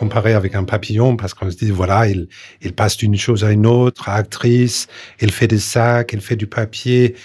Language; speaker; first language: French; non-native, fluent; Danish